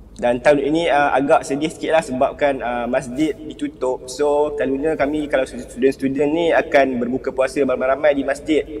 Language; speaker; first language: Malay; native; Malay